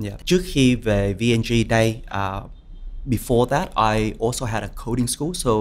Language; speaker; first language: English; early bilingual, other home language; Vietnamese